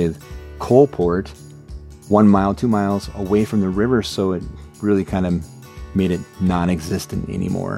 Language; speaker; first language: English; native; English